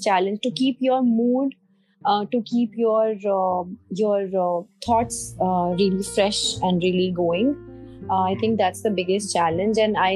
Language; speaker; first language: English; non-native, local second language; Hindi